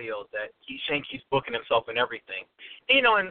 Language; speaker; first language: English; native; English